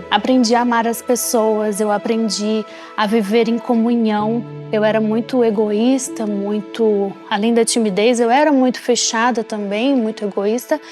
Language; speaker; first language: Portuguese; native; Portuguese